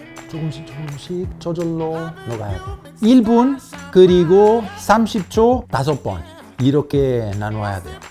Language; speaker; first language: Korean; non-native, fluent; Italian